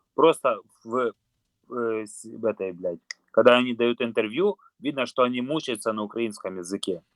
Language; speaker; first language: Russian; non-native, local second language; Ukrainian